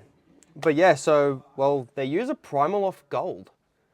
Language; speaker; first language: English; native; English